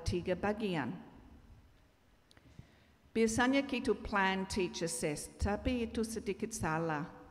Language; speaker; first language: Indonesian; non-native, learner; English